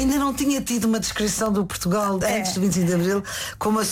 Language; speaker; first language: Portuguese; native; Portuguese